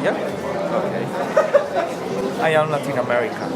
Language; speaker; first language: English; non-native, learner; Spanish